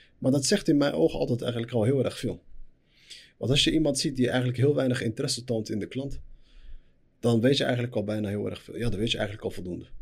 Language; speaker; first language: Dutch; early bilingual, other home language; Arabic